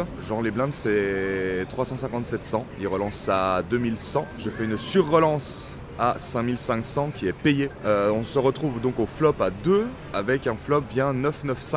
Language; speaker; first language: French; native; French